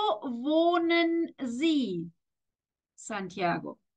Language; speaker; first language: German; non-native, fluent; Spanish